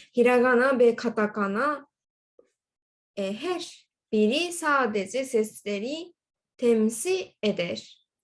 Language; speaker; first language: Turkish; non-native, learner; Japanese